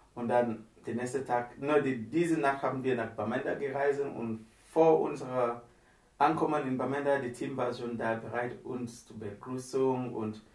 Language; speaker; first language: German; non-native, fluent; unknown